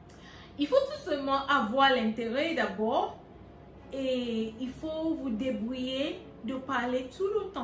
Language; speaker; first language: French; non-native, fluent; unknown